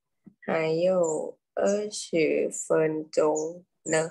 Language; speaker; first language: Chinese; non-native, learner; Thai